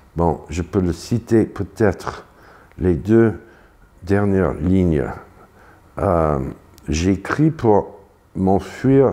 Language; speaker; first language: French; non-native, fluent; English